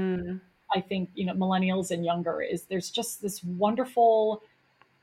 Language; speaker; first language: English; native; English